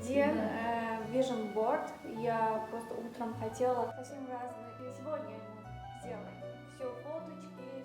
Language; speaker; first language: Russian; non-native, learner; Azerbaijani